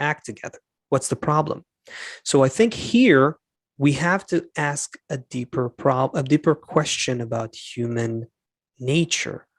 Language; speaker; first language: English; non-native, fluent; Hebrew